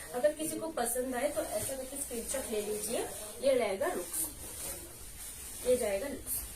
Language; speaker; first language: Hindi; non-native, local second language; Bangla